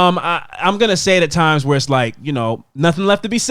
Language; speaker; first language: English; native; English